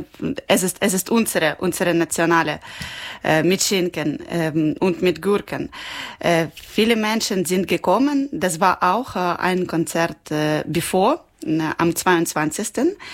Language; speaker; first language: German; non-native, learner; Ukrainian